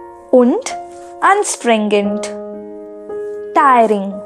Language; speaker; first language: German; non-native, fluent; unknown